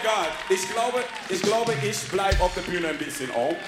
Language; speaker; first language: German; non-native, fluent; English